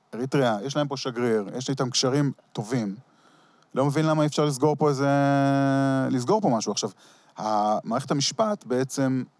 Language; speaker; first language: Hebrew; early bilingual, heritage; Hebrew